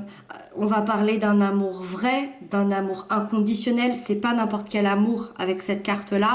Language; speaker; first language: French; native; French